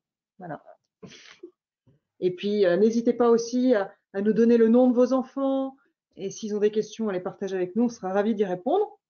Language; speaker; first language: French; native; French